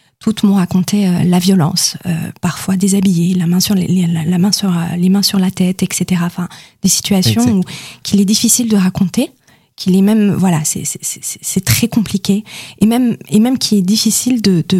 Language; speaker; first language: French; native; French